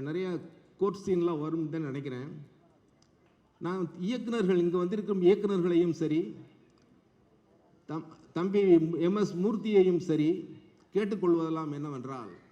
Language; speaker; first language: Tamil; native; Tamil